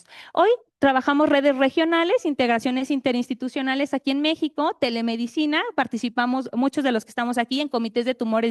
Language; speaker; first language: Spanish; native; Spanish